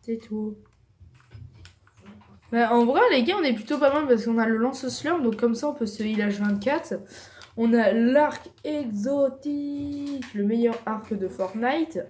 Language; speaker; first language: French; native; French